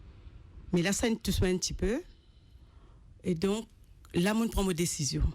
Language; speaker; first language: French; non-native, local second language; Morisyen